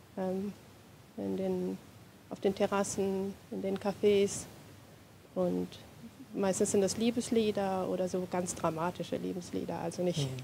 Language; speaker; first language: German; early bilingual, heritage; German